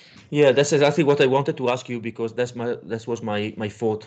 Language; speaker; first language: English; non-native, fluent; Italian